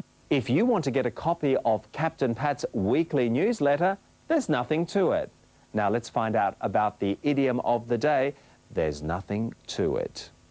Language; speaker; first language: English; native; English